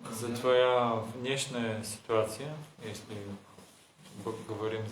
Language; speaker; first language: Russian; non-native, learner; Bulgarian